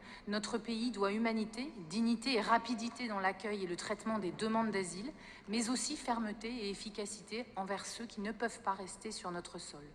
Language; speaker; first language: French; native; French